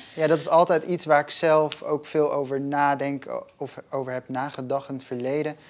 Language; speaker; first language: Dutch; native; Dutch